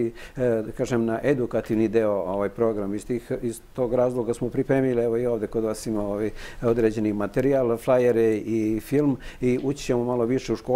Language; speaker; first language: Serbian; native; Serbian